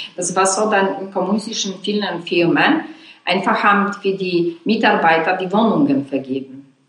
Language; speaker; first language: German; non-native, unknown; Polish